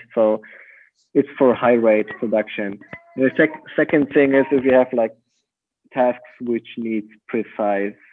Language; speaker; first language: English; non-native, fluent; German